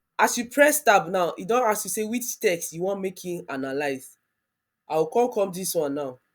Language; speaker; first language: Nigerian Pidgin; non-native, local second language; Yoruba